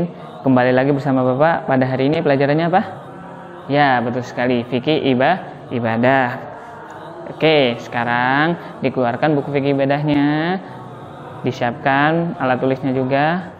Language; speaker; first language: Indonesian; native; Indonesian